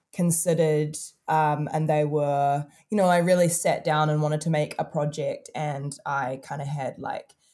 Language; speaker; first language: English; native; English